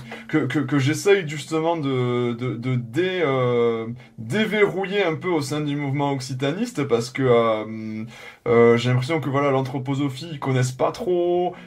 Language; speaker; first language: French; native; French